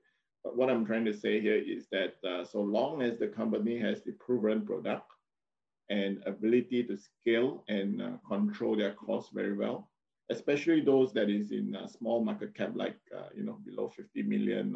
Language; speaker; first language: English; non-native, local second language; Min Nan Chinese